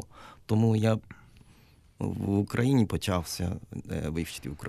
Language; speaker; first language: Ukrainian; non-native, learner; Japanese